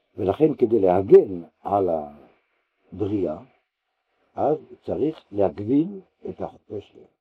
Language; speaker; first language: Hebrew; non-native, fluent; French